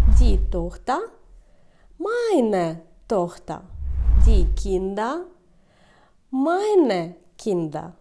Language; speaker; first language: German; non-native, fluent; Ukrainian